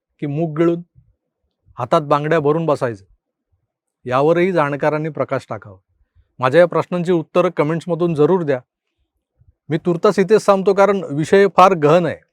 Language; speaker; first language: Marathi; native; Marathi